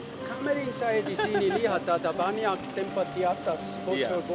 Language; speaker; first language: Indonesian; non-native, fluent; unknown